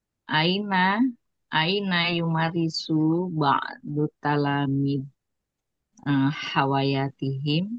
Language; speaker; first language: Arabic; non-native, learner; Indonesian